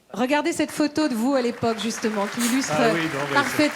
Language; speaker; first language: French; native; French